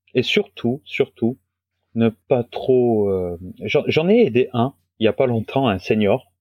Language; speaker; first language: French; non-native, local second language; Wolof